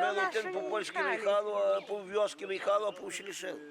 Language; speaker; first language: Polish; early bilingual, heritage; Polish